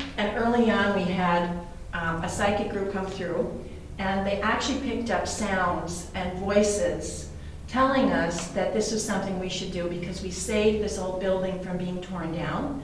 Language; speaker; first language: English; native; English